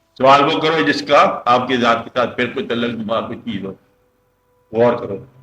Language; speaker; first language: Urdu; non-native, local second language; Punjabi